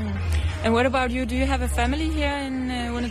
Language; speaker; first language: English; non-native, fluent; Danish